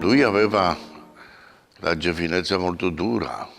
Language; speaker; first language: Italian; non-native, fluent; Polish